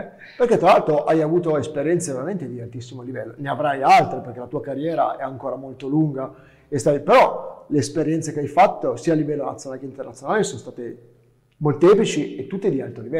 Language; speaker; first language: Italian; native; Italian